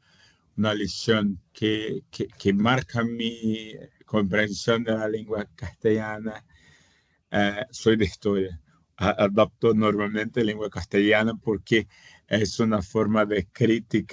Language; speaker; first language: Spanish; non-native, fluent; Portuguese